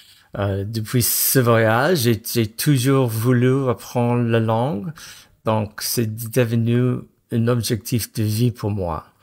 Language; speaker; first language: French; non-native, fluent; English